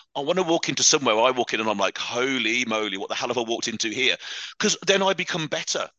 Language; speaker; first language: English; native; English